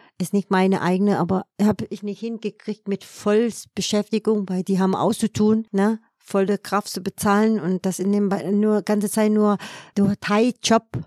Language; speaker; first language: German; non-native, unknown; Vietnamese